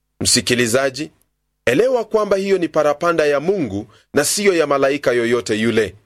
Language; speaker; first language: Swahili; non-native, local second language; Luyia